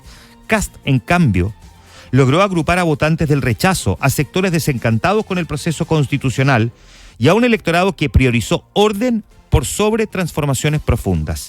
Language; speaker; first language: Spanish; native; Spanish